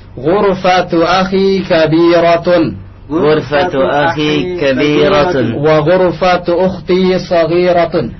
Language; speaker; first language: Arabic; non-native, fluent; Indonesian